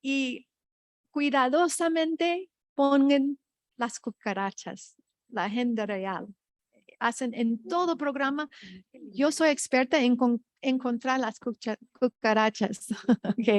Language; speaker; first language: Spanish; non-native, fluent; English